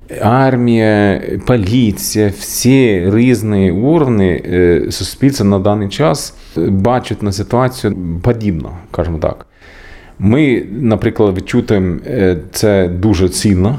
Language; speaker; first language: Ukrainian; non-native, learner; Swedish